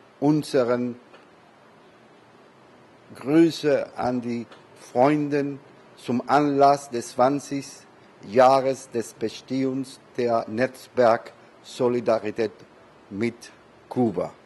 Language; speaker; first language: German; non-native, learner; Spanish